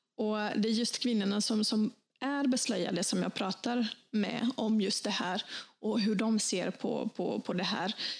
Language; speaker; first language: Swedish; early bilingual, other home language; Bosnian